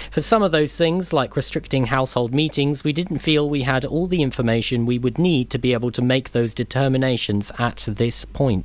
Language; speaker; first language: English; native; English